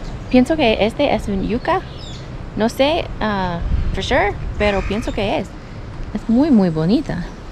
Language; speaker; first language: Spanish; non-native, learner; English